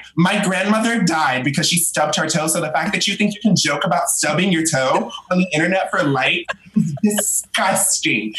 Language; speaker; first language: English; native; English